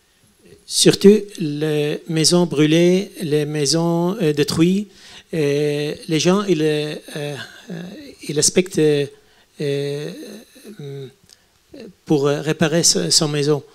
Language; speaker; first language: French; non-native, learner; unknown